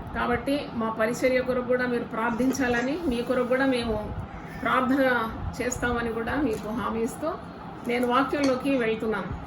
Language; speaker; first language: Telugu; non-native, local second language; Malayalam